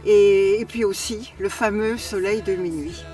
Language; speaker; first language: French; native; French